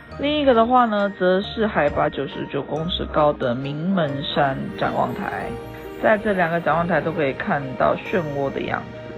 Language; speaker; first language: Chinese; native; Chinese